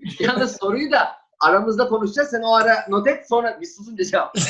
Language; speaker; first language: Turkish; native; Turkish